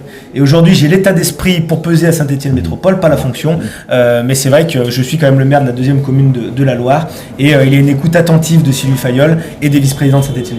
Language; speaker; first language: French; native; French